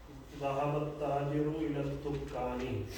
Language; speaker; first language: Arabic; non-native, fluent; Urdu